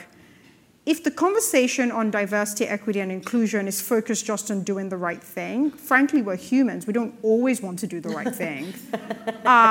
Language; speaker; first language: English; non-native, local second language; Yoruba